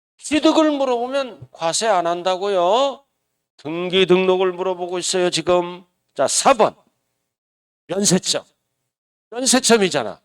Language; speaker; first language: Korean; native; Korean